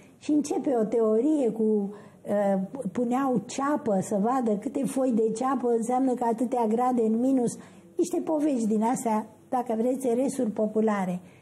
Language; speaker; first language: Romanian; native; Romanian